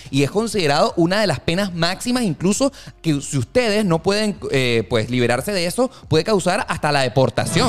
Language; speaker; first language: Spanish; native; Spanish